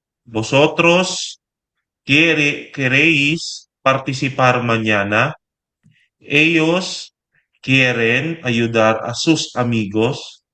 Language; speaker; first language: Spanish; non-native, learner; Filipino